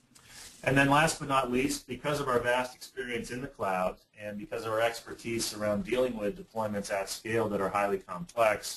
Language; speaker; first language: English; native; English